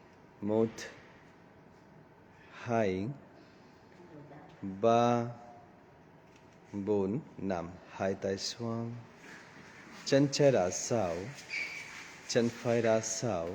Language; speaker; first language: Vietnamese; non-native, learner; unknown